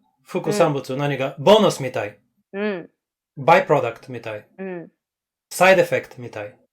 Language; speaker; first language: Japanese; non-native, learner; English